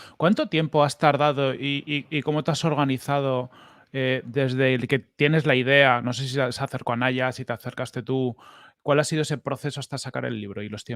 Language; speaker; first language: Spanish; native; Spanish